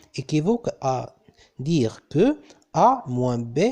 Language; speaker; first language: French; non-native, local second language; Arabic